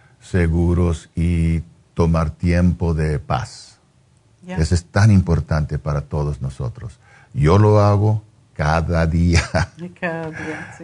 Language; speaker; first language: Spanish; non-native, fluent; English